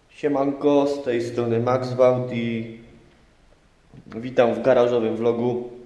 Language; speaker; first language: Polish; native; Polish